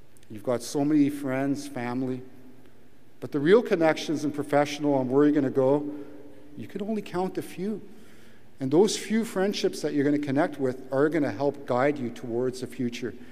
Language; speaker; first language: English; early bilingual, other home language; French